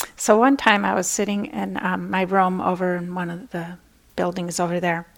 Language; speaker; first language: English; native; English